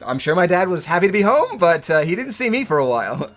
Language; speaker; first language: English; native; English